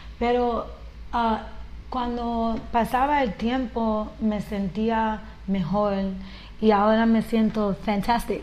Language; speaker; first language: Spanish; early bilingual, heritage; Spanish